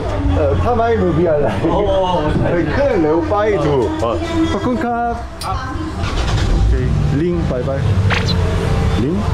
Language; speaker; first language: Thai; non-native, learner; Korean